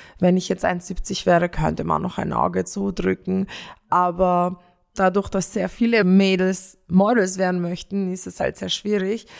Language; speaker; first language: German; early bilingual, other home language; Romanian